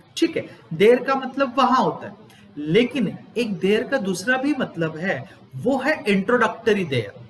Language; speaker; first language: Hindi; non-native, local second language; Gujarati